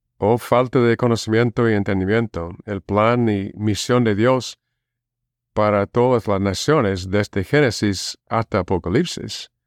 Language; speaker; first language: Spanish; non-native, fluent; English